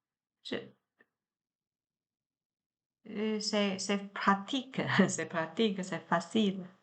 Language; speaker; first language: French; non-native, learner; Chinese